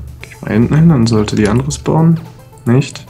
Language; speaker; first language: German; native; German